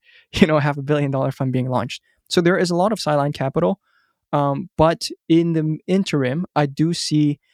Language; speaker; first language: English; non-native, local second language; Cantonese